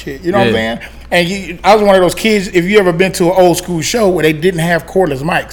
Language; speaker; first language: English; native; English